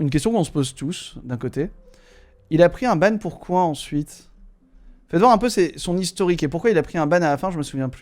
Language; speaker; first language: French; native; French